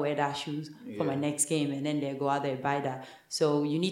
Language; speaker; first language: English; non-native, fluent; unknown